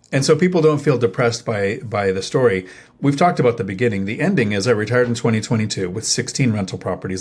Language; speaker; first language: English; native; English